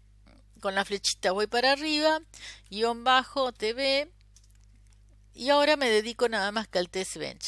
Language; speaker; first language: Spanish; native; Spanish